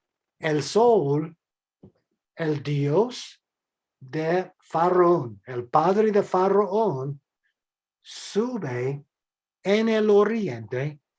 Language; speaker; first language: Spanish; non-native, fluent; English